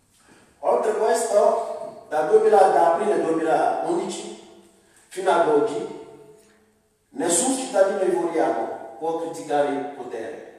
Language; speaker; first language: Italian; non-native, fluent; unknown